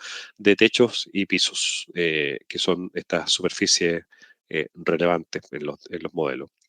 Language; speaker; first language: Spanish; native; Spanish